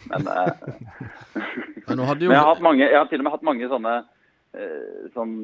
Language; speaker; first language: Norwegian; native; Norwegian